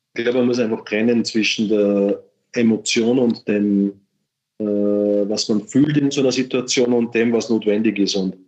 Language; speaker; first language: German; native; German